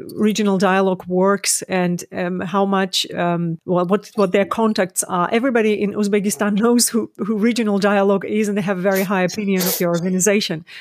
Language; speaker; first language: English; non-native, fluent; Ukrainian